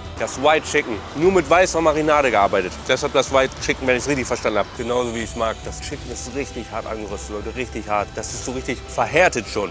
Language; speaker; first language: German; native; German